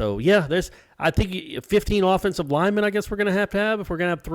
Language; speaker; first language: English; native; English